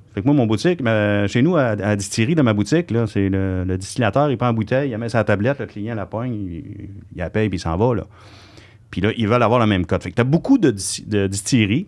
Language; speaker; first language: French; native; French